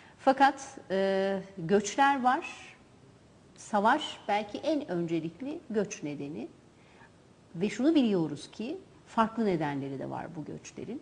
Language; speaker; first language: Turkish; native; Turkish